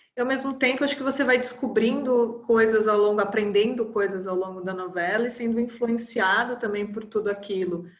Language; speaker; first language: Portuguese; native; Portuguese